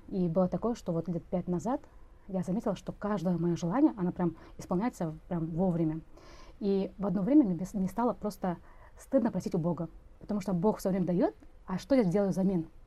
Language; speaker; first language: Russian; non-native, local second language; Kazakh